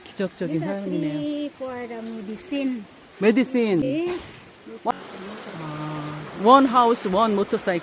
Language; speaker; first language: English; non-native, learner; Korean